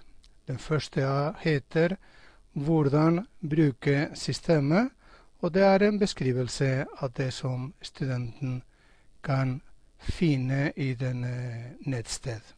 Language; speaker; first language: Norwegian; non-native, fluent; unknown